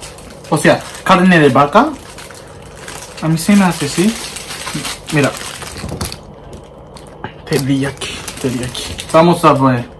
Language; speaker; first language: Spanish; non-native, learner; Japanese